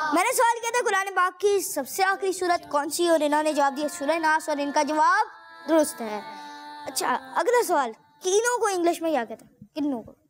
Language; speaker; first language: Urdu; native; Urdu